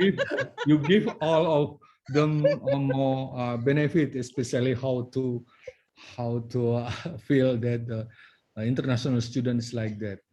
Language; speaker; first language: English; non-native, learner; Indonesian